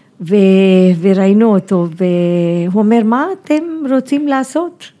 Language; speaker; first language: Hebrew; non-native, fluent; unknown